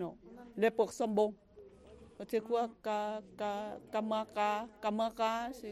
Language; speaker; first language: French; non-native, learner; Thai